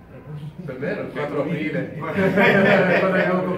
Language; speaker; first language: Italian; non-native, fluent; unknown